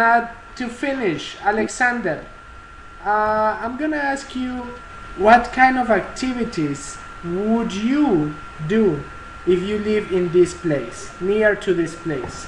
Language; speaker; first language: English; non-native, fluent; Spanish